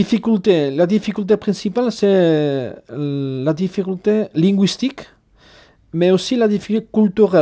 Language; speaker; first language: French; non-native, fluent; Basque